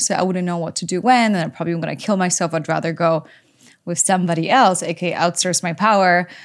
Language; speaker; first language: English; non-native, fluent; Polish